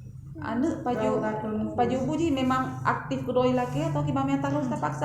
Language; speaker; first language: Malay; non-native, local second language; Achinese